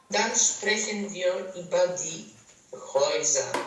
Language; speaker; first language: German; non-native, fluent; Polish